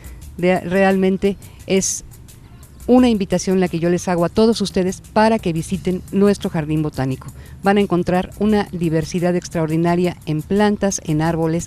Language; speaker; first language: Spanish; native; Spanish